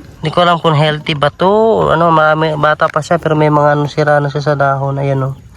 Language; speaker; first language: Filipino; non-native, local second language; Cebuano